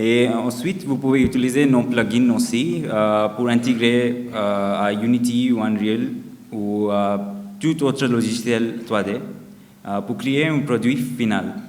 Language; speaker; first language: French; non-native, fluent; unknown